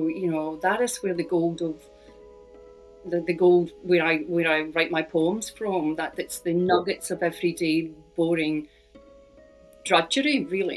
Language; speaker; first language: English; native; English